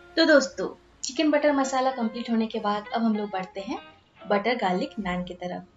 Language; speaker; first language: Hindi; non-native, local second language; Bangla